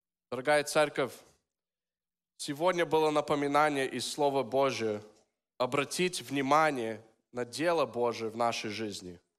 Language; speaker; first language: Russian; early bilingual, heritage; Russian